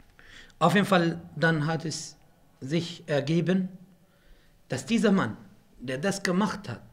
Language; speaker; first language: German; non-native, fluent; Arabic